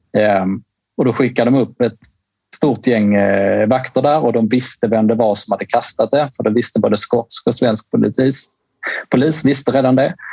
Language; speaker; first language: Swedish; native; Swedish